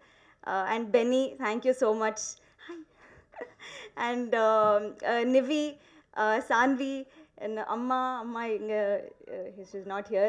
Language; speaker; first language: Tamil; non-native, learner; Telugu